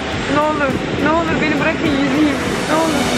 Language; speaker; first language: Turkish; native; Turkish